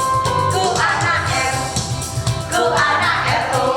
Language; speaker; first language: Indonesian; native; Indonesian